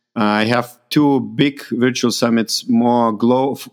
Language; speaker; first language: English; non-native, fluent; Lithuanian